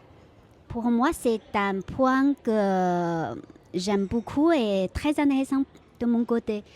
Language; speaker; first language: French; non-native, fluent; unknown